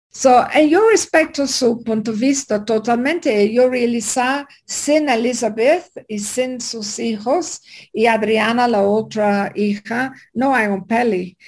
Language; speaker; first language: Spanish; non-native, learner; English